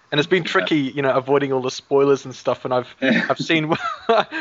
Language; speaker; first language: English; native; English